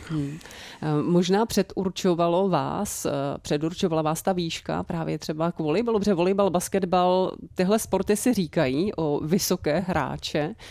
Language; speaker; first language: Czech; native; Czech